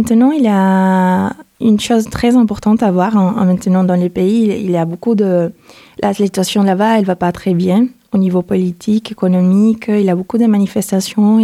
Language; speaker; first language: French; non-native, fluent; Spanish